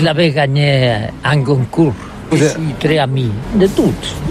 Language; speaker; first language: French; non-native, learner; Catalan